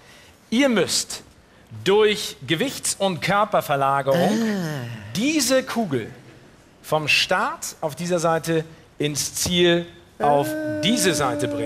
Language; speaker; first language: German; native; German